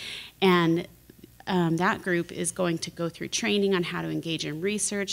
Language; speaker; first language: English; native; English